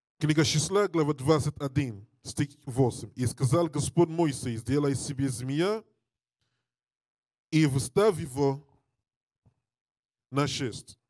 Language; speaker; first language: Russian; non-native, learner; English